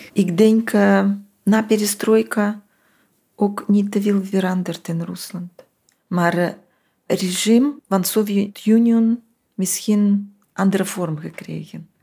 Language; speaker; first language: Dutch; non-native, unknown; Russian